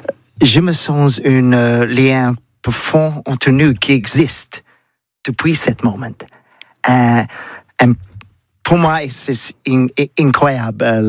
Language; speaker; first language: French; non-native, learner; English